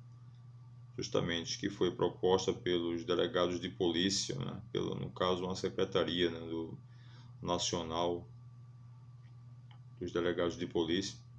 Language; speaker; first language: Portuguese; native; Portuguese